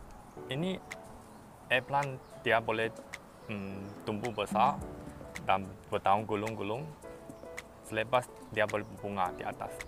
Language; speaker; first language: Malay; non-native, local second language; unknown